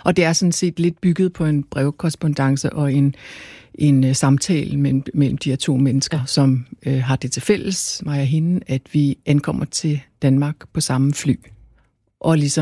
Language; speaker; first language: Danish; non-native, local second language; Korean